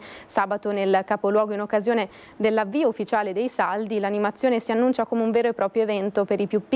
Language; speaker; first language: Italian; native; Italian